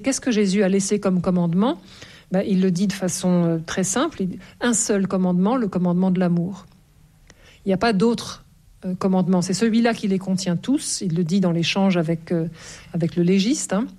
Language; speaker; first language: French; native; French